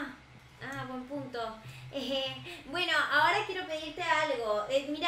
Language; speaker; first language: Spanish; native; Spanish